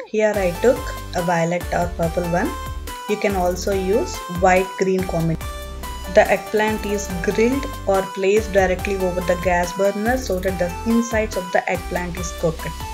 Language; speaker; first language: English; non-native, local second language; Telugu